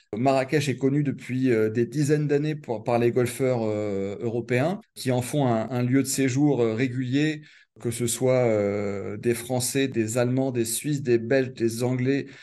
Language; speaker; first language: French; native; French